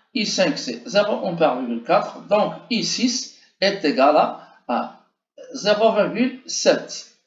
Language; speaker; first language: French; non-native, local second language; Arabic